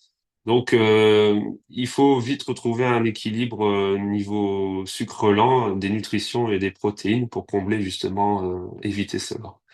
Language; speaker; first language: French; native; French